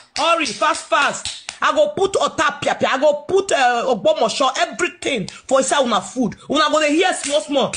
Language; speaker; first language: Nigerian Pidgin; non-native, local second language; Igbo